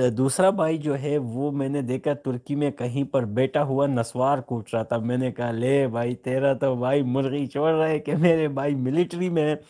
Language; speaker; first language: Urdu; non-native, local second language; Pashto